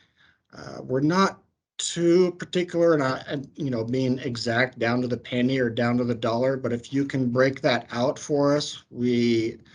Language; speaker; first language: English; native; English